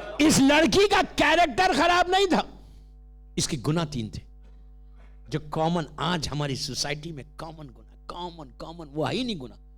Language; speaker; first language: Urdu; native; Urdu